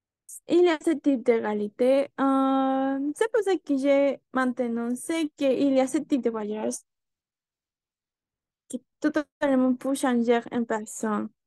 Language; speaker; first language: French; non-native, learner; Spanish